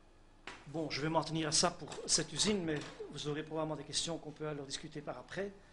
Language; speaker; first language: French; native; French